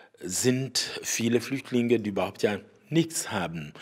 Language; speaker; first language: German; non-native, fluent; Rundi